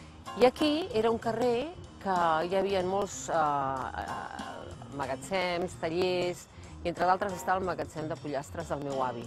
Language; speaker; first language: Catalan; native; Catalan